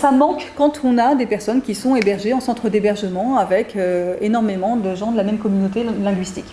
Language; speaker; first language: French; native; French